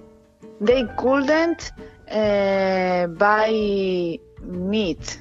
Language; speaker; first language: English; non-native, learner; Spanish